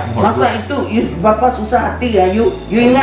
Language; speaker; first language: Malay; non-native, local second language; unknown